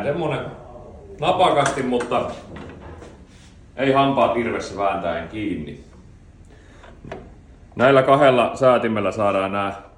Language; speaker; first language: Finnish; native; Finnish